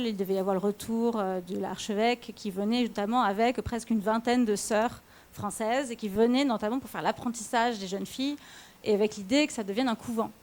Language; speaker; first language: French; native; French